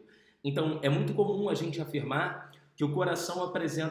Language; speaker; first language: Portuguese; native; Portuguese